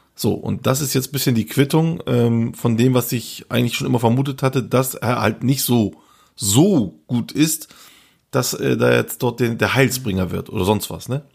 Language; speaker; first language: German; early bilingual, other home language; Turkish